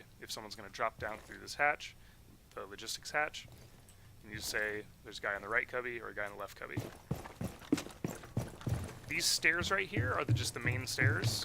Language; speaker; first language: English; native; English